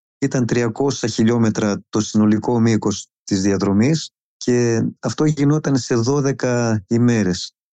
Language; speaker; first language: Greek; native; Greek